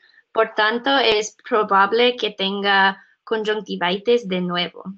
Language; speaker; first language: Spanish; non-native, learner; English